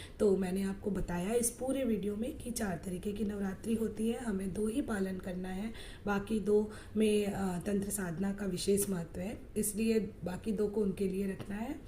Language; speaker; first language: Hindi; non-native, local second language; Bangla